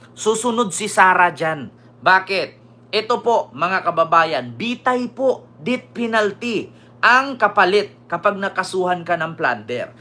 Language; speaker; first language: Filipino; native; Filipino